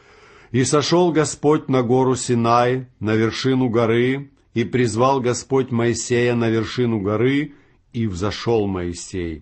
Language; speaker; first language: Russian; native; Russian